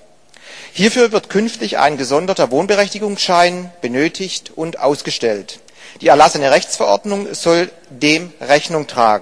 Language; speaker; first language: German; native; German